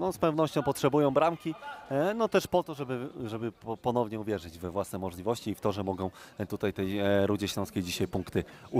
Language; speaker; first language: Polish; native; Polish